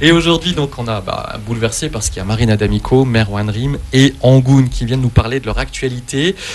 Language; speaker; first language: French; native; French